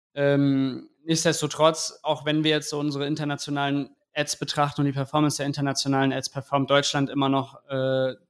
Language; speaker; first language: German; native; German